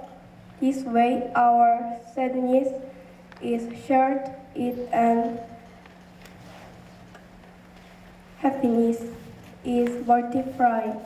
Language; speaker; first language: English; non-native, learner; Korean